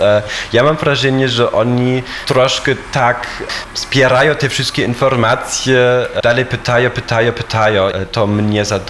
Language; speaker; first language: Polish; non-native, fluent; German